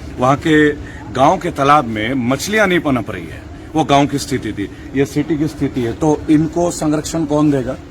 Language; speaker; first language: Hindi; non-native, local second language; Bangla